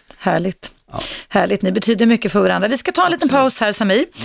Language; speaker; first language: Swedish; native; Swedish